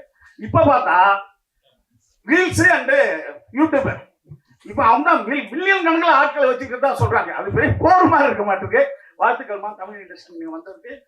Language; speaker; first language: Tamil; native; Tamil